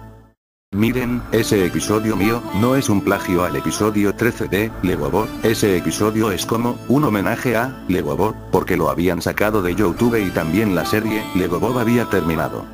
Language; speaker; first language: Spanish; native; Spanish